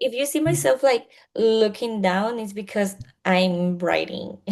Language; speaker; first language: English; non-native, learner; Spanish